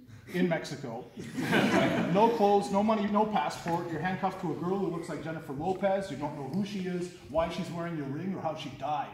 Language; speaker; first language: English; native; English